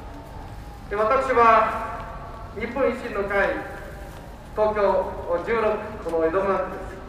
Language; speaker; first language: Japanese; native; Japanese